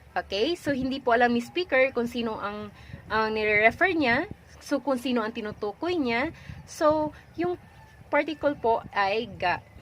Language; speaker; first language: Filipino; native; Filipino